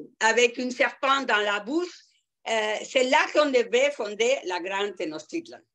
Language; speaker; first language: French; non-native, fluent; Spanish